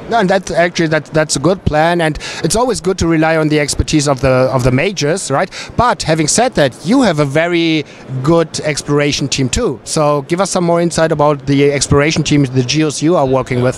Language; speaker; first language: English; non-native, fluent; German